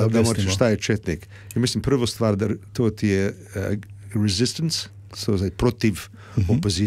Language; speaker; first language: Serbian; early bilingual, heritage; Croatian